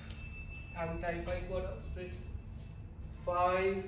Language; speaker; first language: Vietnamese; non-native, learner; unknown